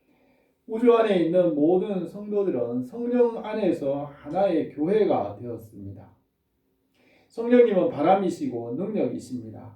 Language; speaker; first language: Korean; native; Korean